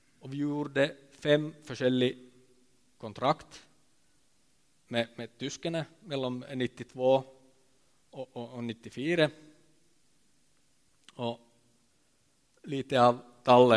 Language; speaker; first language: Swedish; non-native, local second language; Finnish